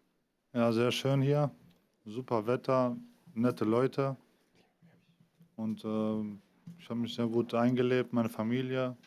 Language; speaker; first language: German; early bilingual, other home language; Greek